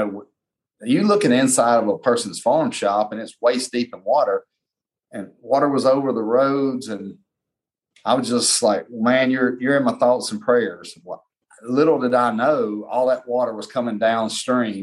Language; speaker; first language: English; native; English